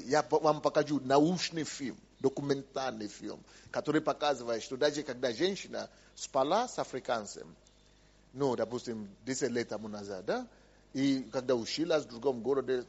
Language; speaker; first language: Russian; non-native, fluent; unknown